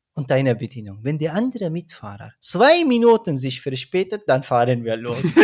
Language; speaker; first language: German; non-native, fluent; Persian